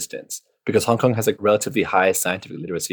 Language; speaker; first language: English; non-native, local second language; Cantonese